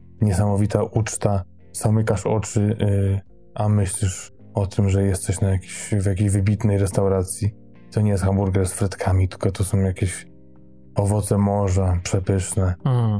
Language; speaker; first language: Polish; native; Polish